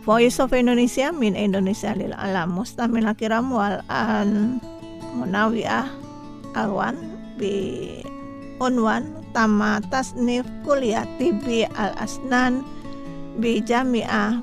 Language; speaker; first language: Arabic; non-native, fluent; Indonesian